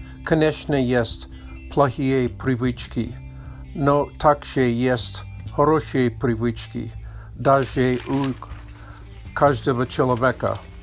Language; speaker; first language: Russian; non-native, learner; English